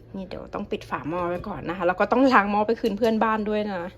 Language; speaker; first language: Thai; native; Thai